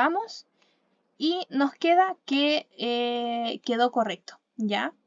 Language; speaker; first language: Spanish; native; Spanish